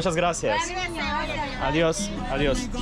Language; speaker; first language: Spanish; non-native, fluent; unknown